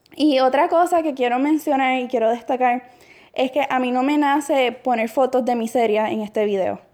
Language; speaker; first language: Spanish; native; Spanish